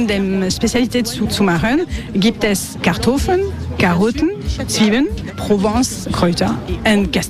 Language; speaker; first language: German; non-native, learner; French